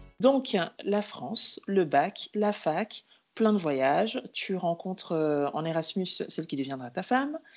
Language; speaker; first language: French; native; French